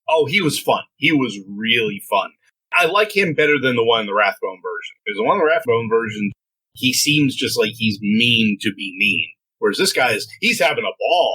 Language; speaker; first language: English; native; English